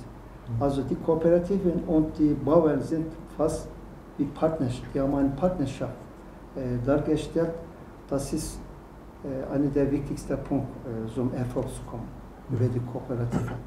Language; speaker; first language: German; non-native, learner; Turkish